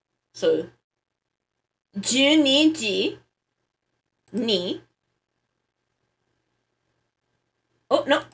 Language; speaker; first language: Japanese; non-native, learner; English